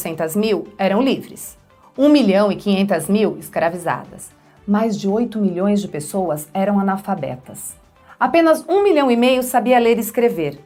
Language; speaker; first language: Portuguese; native; Portuguese